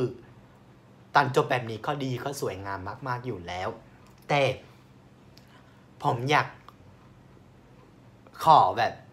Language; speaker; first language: Thai; non-native, fluent; Vietnamese